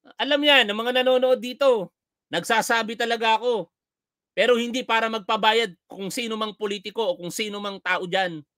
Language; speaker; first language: Filipino; native; Filipino